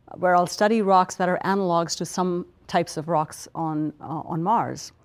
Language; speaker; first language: English; non-native, local second language; Punjabi